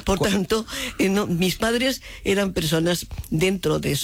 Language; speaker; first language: Spanish; native; Spanish